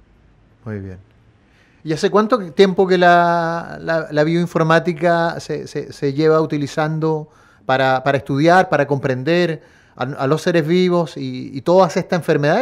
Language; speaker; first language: Spanish; native; Spanish